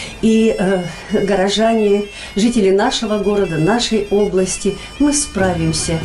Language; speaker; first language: Russian; native; Russian